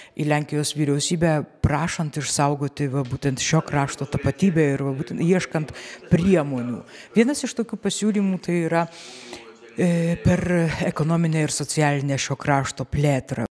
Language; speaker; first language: Lithuanian; native; Lithuanian